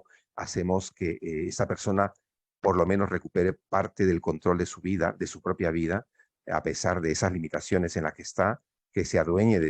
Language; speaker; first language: Spanish; native; Spanish